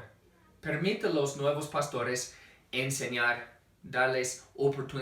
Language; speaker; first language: Spanish; non-native, fluent; English